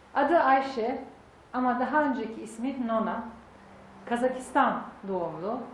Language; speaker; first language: Turkish; native; Turkish